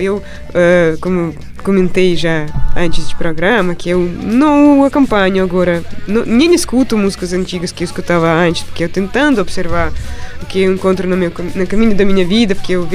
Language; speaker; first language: Portuguese; non-native, fluent; Russian